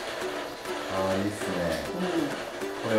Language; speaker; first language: Japanese; native; Japanese